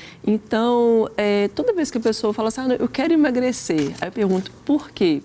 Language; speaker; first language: Portuguese; native; Portuguese